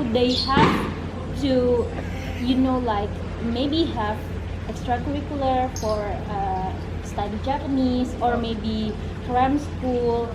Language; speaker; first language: English; non-native, fluent; Indonesian